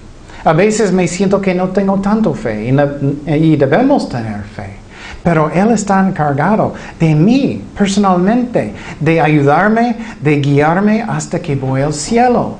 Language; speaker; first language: Spanish; non-native, fluent; English